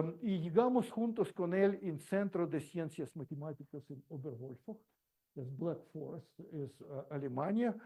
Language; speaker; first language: Spanish; non-native, learner; Russian